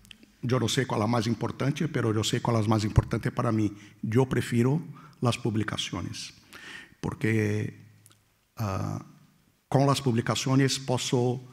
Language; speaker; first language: Spanish; non-native, fluent; Portuguese